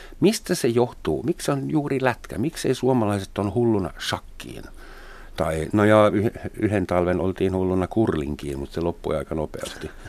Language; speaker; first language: Finnish; non-native, fluent; German